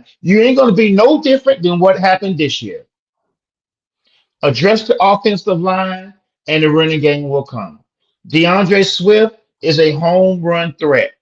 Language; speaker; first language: English; native; English